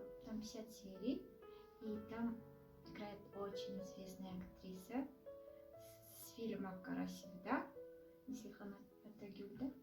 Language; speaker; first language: Russian; non-native, local second language; Kazakh